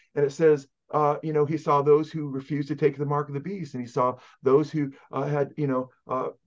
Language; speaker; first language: English; native; English